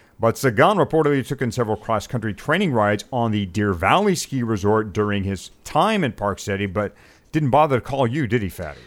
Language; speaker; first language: English; native; English